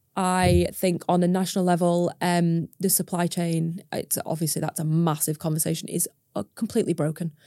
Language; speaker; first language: English; native; English